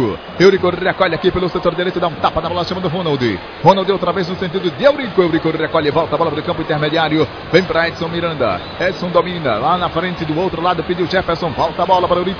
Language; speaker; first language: Portuguese; native; Portuguese